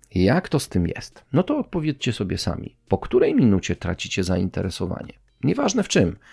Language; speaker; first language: Polish; native; Polish